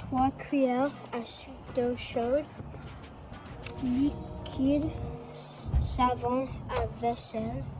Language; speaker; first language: French; non-native, learner; English